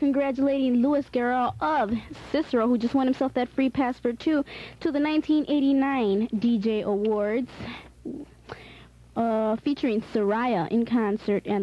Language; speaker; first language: English; native; English